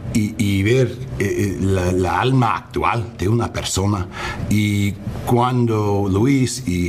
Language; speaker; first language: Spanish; non-native, learner; English